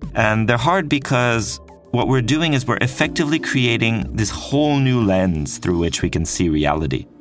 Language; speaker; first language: English; non-native, fluent; French